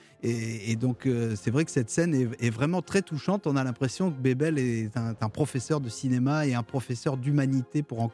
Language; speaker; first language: French; native; French